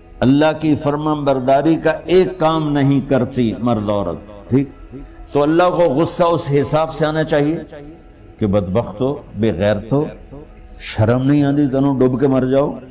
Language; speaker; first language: Urdu; non-native, local second language; Punjabi